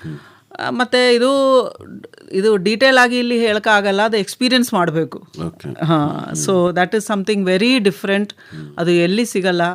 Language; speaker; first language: Kannada; non-native, local second language; Malayalam